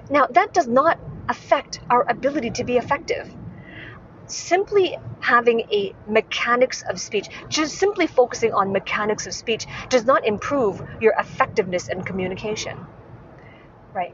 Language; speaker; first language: English; non-native, local second language; Cantonese